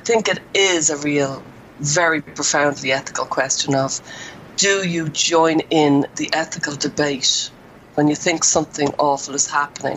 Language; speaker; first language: English; native; English